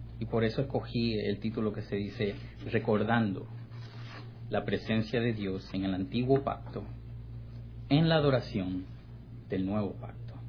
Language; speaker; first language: Spanish; non-native, fluent; English